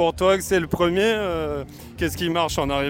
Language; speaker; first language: French; native; French